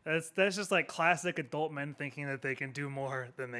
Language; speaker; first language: English; native; English